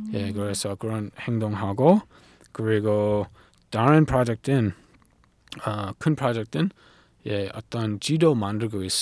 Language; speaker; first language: Korean; non-native, learner; English